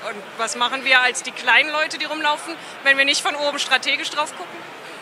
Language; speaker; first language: German; native; German